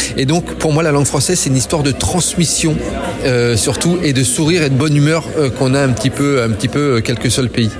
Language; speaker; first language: French; native; French